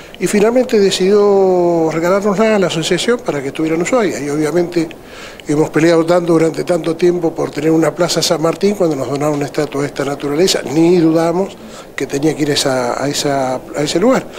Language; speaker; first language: Spanish; native; Spanish